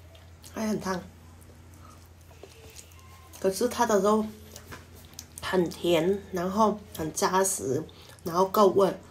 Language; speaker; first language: Chinese; non-native, fluent; Vietnamese